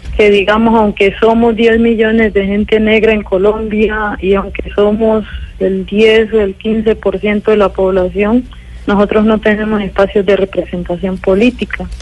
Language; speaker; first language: Spanish; native; Spanish